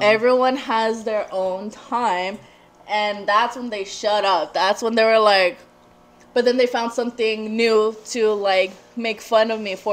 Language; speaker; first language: English; early bilingual, other home language; Spanish